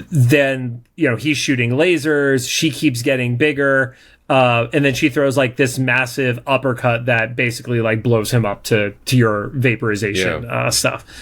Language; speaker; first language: English; native; English